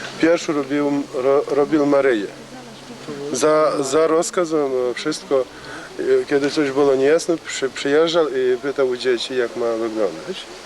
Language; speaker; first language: Polish; non-native, learner; Ukrainian